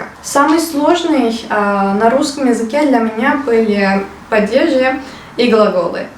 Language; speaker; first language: Russian; non-native, learner; Turkish